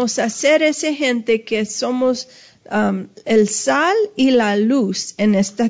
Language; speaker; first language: Spanish; early bilingual, heritage; Spanish